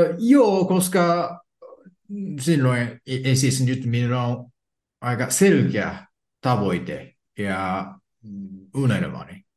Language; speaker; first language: Finnish; non-native, fluent; Japanese